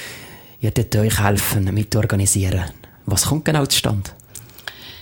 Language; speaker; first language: German; native; German